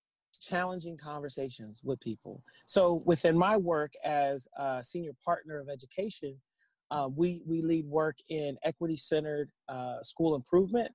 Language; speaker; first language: English; native; English